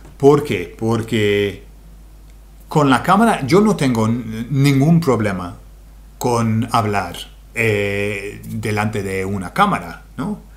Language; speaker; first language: Spanish; non-native, fluent; English